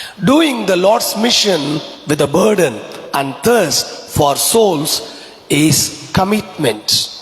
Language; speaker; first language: English; non-native, local second language; Tamil